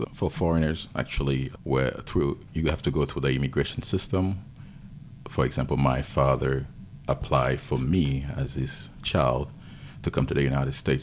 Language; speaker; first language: English; non-native, fluent; Haitian Creole